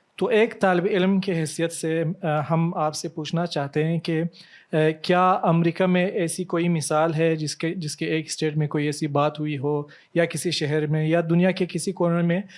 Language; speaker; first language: Urdu; non-native, local second language; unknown